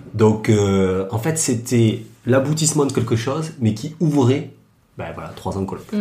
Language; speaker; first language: French; native; French